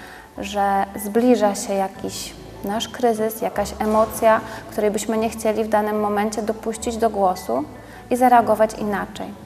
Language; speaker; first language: Polish; native; Polish